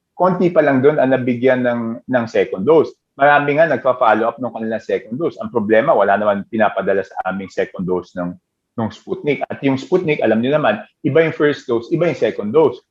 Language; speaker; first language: Filipino; native; Filipino